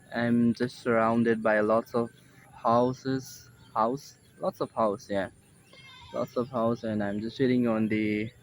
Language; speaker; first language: English; non-native, learner; Nepali